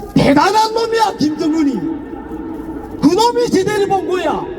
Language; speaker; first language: Korean; native; Korean